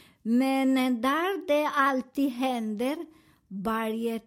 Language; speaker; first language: Swedish; non-native, learner; Spanish